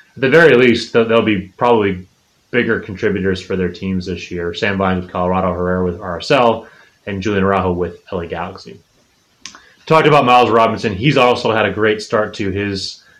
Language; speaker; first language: English; native; English